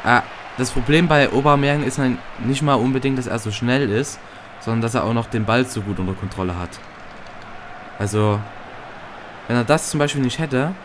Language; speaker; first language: German; native; German